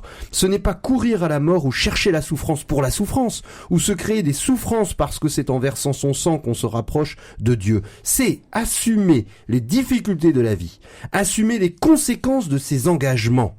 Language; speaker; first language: French; native; French